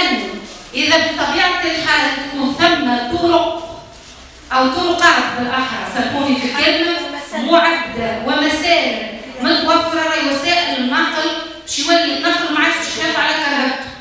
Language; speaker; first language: Arabic; native; Arabic